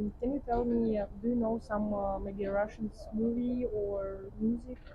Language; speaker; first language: English; non-native, fluent; Russian